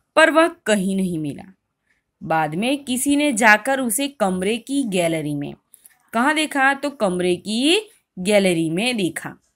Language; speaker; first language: Hindi; non-native, local second language; Gujarati